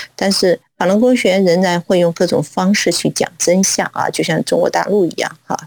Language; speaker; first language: Chinese; non-native, local second language; Cantonese